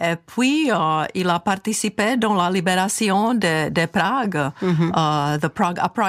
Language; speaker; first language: French; non-native, fluent; Czech